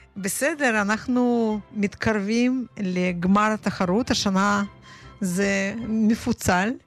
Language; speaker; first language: Hebrew; non-native, fluent; Russian